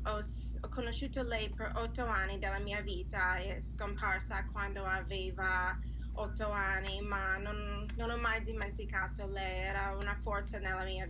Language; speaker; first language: Italian; non-native, learner; English